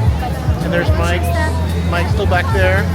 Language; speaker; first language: English; native; English